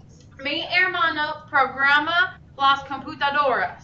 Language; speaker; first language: Spanish; non-native, fluent; English